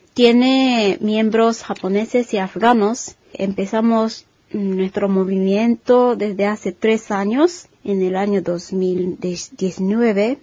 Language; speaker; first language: Spanish; non-native, fluent; Japanese